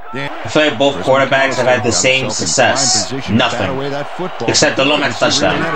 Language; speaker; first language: English; native; English